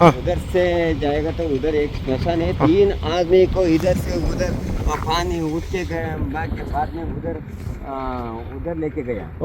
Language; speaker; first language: Hindi; non-native, local second language; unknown